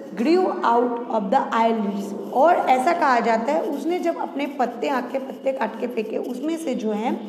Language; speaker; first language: Hindi; non-native, local second language; Gujarati